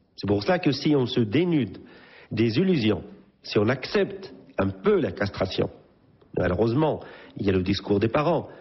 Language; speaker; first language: French; non-native, local second language; Arabic